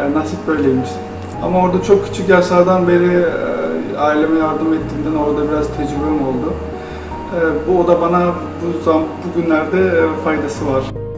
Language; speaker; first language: Turkish; native; Turkish